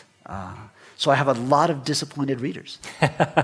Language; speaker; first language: English; early bilingual, other home language; Spanish